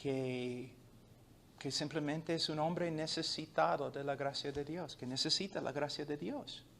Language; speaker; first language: Spanish; non-native, fluent; English